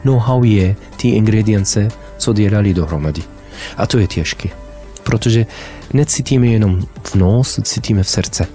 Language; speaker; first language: Czech; non-native, learner; Arabic